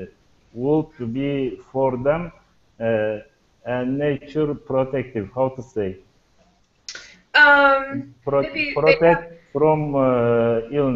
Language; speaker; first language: English; non-native, learner; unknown